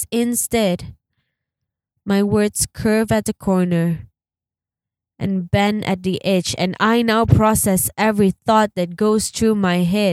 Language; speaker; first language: English; non-native, local second language; Malay